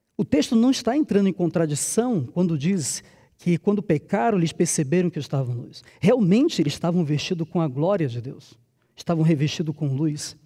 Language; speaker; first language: Portuguese; native; Portuguese